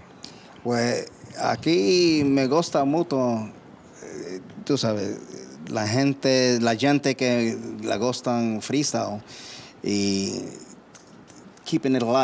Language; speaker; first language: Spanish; early bilingual, heritage; English